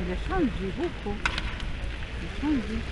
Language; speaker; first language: French; non-native, learner; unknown